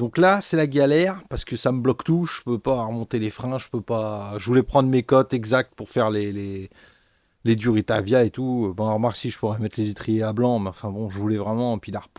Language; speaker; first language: French; native; French